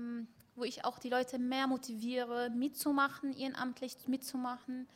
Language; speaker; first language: German; early bilingual, other home language; Arabic